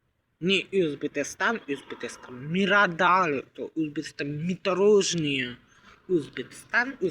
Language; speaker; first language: Russian; non-native, learner; Uzbek